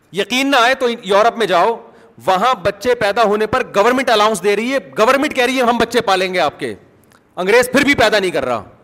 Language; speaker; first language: Urdu; native; Urdu